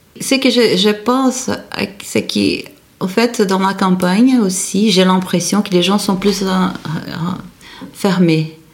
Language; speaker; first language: French; non-native, fluent; Portuguese